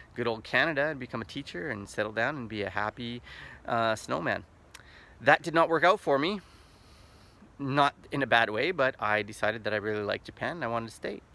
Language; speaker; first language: English; native; English